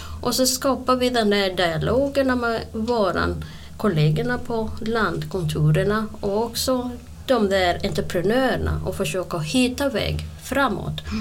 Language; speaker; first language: Swedish; non-native, fluent; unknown